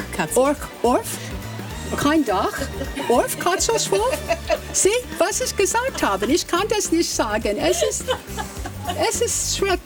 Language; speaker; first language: German; non-native, learner; English